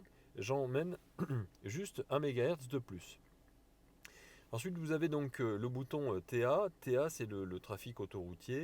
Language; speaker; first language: French; native; French